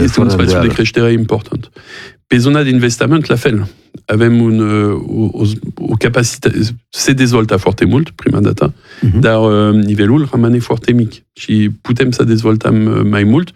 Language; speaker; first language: Romanian; non-native, fluent; French